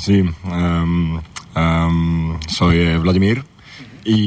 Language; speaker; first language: Spanish; non-native, learner; Swedish